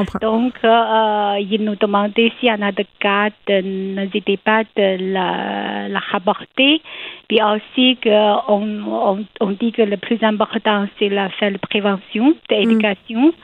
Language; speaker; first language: French; non-native, learner; Chinese